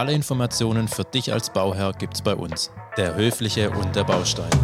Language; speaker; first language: German; native; German